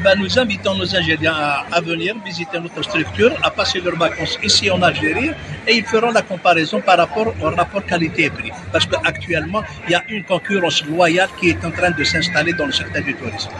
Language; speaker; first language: French; non-native, local second language; Arabic